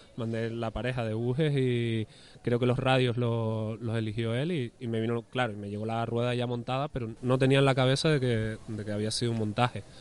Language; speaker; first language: Spanish; native; Spanish